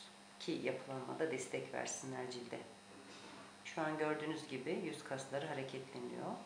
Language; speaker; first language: Turkish; native; Turkish